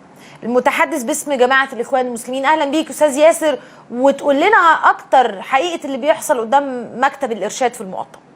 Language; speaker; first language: Arabic; native; Arabic